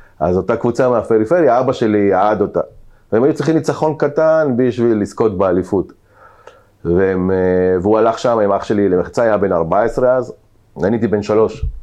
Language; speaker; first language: Hebrew; early bilingual, other home language; Spanish